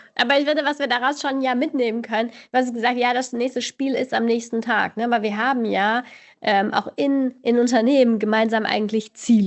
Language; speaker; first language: German; native; German